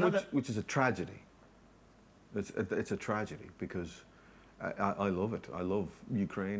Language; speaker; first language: English; native; English